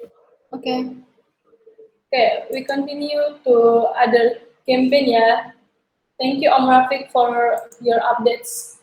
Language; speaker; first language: English; non-native, learner; Indonesian